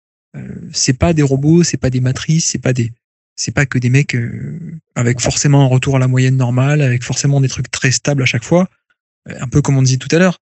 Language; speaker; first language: French; native; French